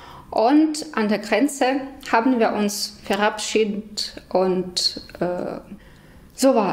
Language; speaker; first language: German; non-native, fluent; Ukrainian